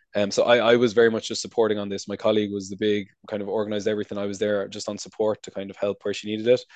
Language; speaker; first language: English; native; English